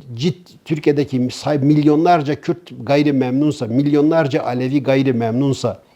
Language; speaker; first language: Turkish; native; Turkish